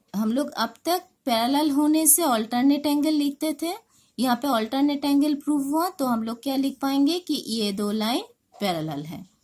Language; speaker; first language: Hindi; non-native, local second language; Bangla